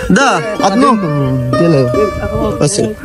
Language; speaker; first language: Russian; non-native, learner; Bangla